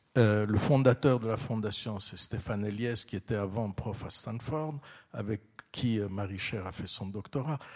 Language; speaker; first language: French; early bilingual, other home language; Turkish